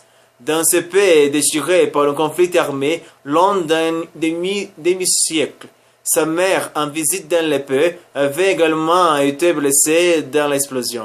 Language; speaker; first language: French; non-native, learner; Spanish